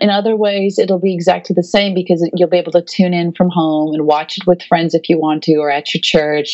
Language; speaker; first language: English; native; English